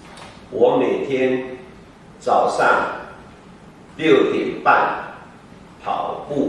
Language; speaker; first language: Chinese; non-native, learner; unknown